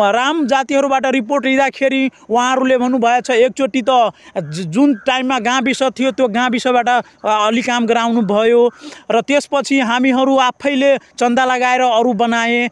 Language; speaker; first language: Nepali; non-native, local second language; Maithili